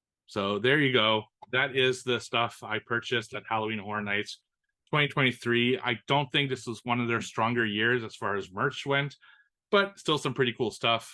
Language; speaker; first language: English; native; English